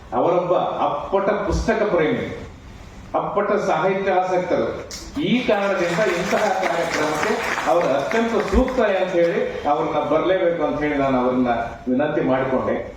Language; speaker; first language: Kannada; native; Kannada